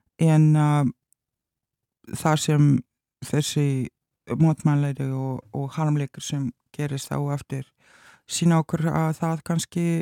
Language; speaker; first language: Icelandic; non-native, learner; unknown